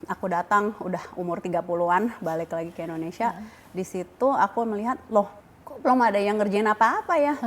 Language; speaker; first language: Indonesian; early bilingual, heritage; Indonesian